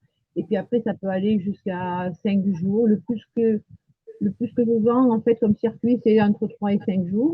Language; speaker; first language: French; native; French